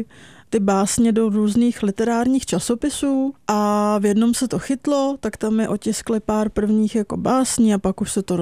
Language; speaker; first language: Czech; native; Czech